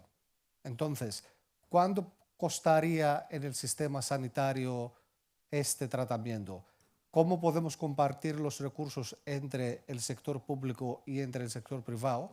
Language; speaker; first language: Spanish; non-native, fluent; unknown